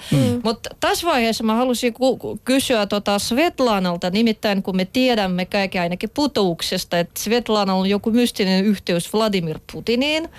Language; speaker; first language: Finnish; non-native, fluent; Russian